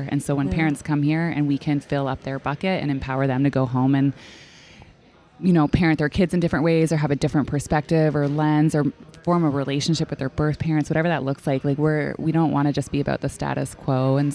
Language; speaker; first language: English; native; English